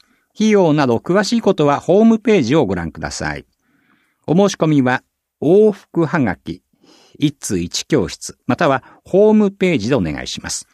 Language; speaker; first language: Japanese; native; Japanese